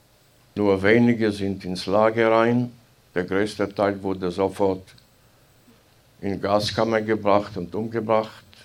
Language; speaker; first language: German; non-native, fluent; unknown